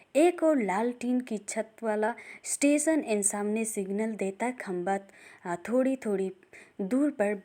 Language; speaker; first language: Hindi; non-native, local second language; Assamese